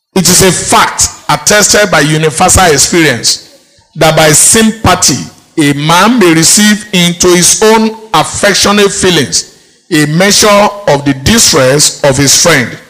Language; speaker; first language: English; non-native, local second language; Yoruba